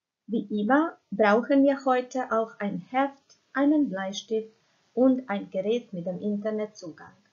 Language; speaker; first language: German; non-native, fluent; Croatian